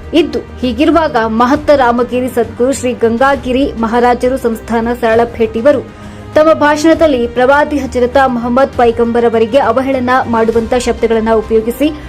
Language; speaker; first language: Kannada; native; Kannada